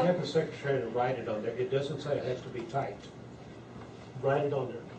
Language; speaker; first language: English; native; English